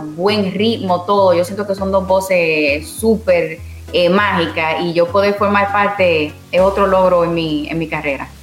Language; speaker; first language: Spanish; native; Spanish